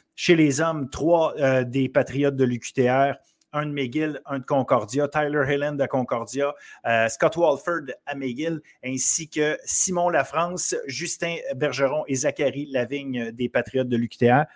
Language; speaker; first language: French; native; French